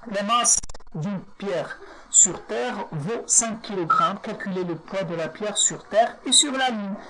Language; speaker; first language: French; non-native, local second language; Arabic